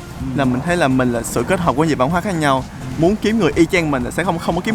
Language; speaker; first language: Vietnamese; native; Vietnamese